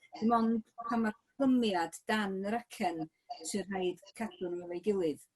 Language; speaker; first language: Welsh; native; Welsh